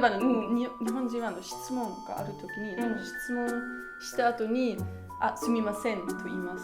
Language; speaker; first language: Japanese; non-native, learner; German